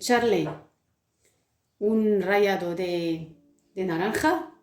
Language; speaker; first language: Spanish; non-native, fluent; Arabic